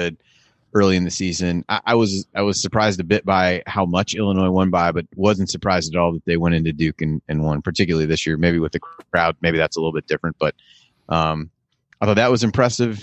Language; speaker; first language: English; native; English